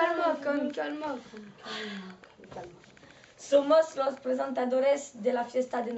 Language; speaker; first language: Spanish; non-native, learner; French